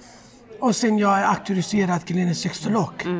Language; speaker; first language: Swedish; non-native, fluent; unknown